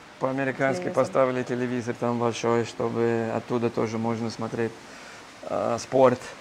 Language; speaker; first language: Russian; non-native, fluent; English